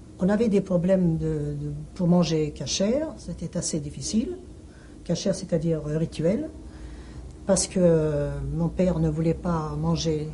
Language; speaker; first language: French; early bilingual, other home language; Hungarian